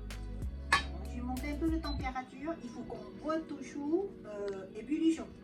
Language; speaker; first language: French; non-native, learner; Thai